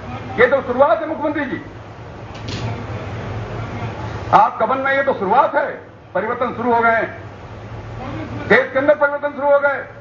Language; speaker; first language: Hindi; native; Hindi